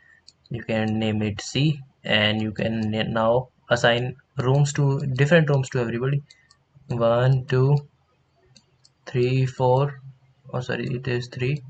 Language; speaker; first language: English; non-native, local second language; Hindi